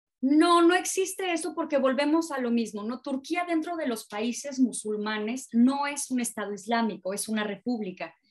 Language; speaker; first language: Spanish; native; Spanish